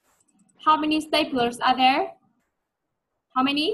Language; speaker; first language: English; non-native, fluent; Vietnamese